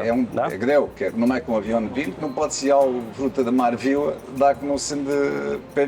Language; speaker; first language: Romanian; non-native, learner; Portuguese